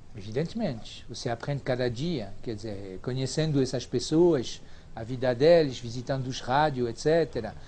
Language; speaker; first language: Portuguese; non-native, fluent; French